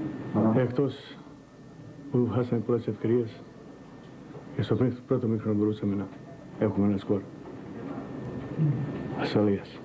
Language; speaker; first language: Greek; non-native, learner; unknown